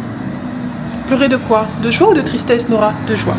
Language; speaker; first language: French; native; French